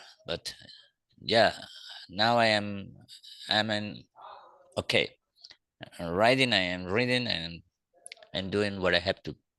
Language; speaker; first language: English; non-native, learner; Spanish